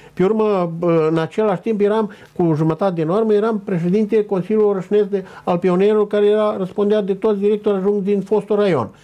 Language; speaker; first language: Romanian; non-native, local second language; Ukrainian